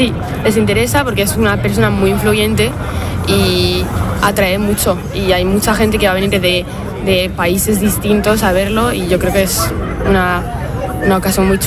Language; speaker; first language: Spanish; non-native, fluent; French